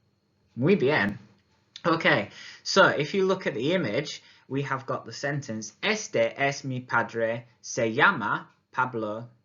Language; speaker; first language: Spanish; non-native, fluent; English